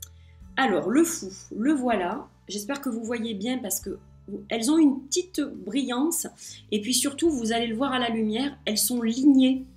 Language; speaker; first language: French; native; French